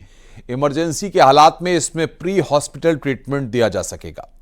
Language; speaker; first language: Hindi; native; Hindi